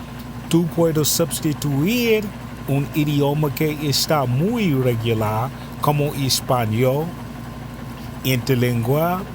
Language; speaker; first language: Spanish; non-native, learner; English